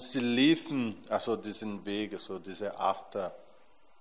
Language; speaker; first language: German; non-native, fluent; Portuguese